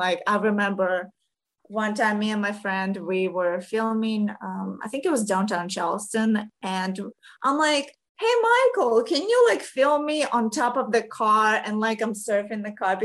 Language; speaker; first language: English; non-native, fluent; Ukrainian